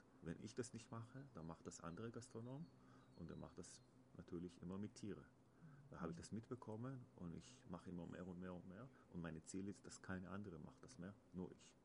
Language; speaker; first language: German; non-native, learner; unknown